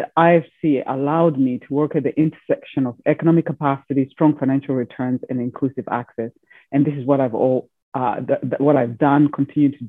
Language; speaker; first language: English; non-native, local second language; Shona